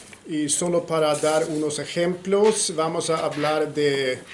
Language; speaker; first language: Spanish; non-native, fluent; Swedish